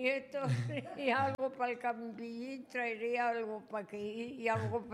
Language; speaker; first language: Spanish; native; Spanish